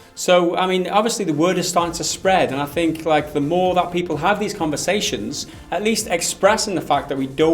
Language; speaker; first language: English; native; English